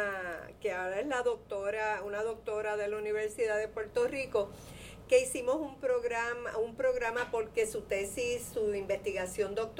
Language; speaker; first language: Spanish; native; Spanish